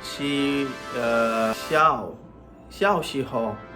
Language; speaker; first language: Chinese; non-native, learner; English